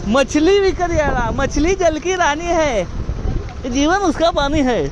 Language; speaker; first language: Hindi; non-native, local second language; Marathi